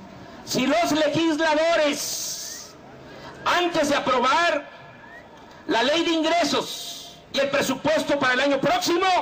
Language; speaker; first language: Spanish; native; Spanish